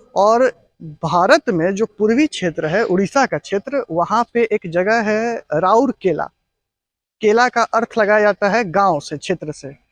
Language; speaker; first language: Hindi; native; Hindi